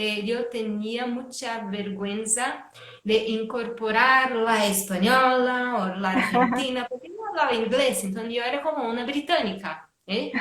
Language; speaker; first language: Spanish; non-native, fluent; Portuguese